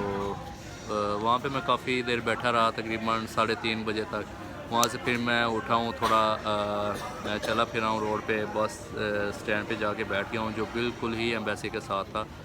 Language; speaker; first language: Urdu; non-native, local second language; Punjabi